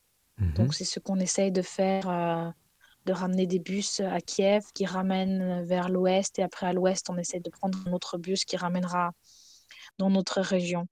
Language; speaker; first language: French; non-native, fluent; Ukrainian